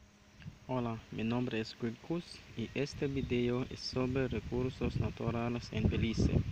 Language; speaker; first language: Spanish; non-native, learner; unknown